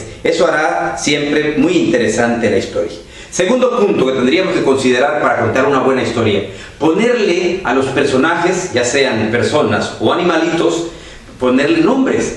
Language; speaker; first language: Spanish; native; Spanish